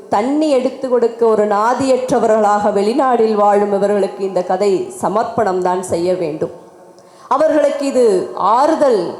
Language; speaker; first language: Tamil; native; Tamil